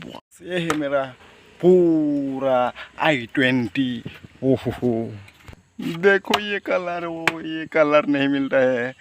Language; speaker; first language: Hindi; non-native, local second language; Kok Borok